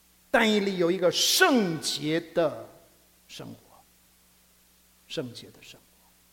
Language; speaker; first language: Chinese; native; Chinese